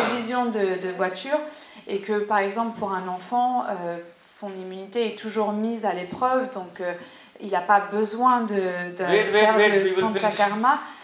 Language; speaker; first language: French; native; French